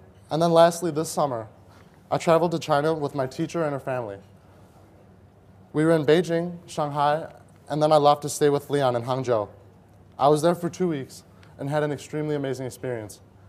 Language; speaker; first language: English; native; English